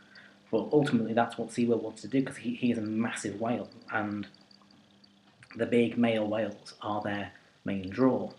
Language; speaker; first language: English; native; English